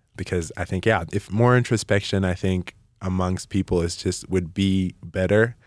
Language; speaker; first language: English; non-native, local second language; Nyanja